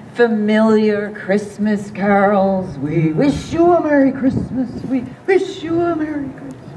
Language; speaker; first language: English; native; English